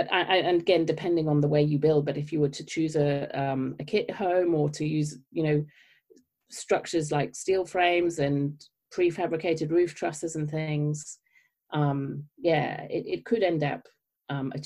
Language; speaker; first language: English; native; English